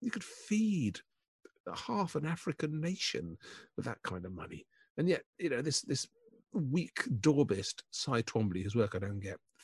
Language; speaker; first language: English; native; English